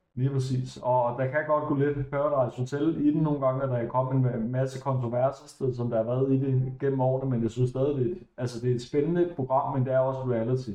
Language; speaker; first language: Danish; native; Danish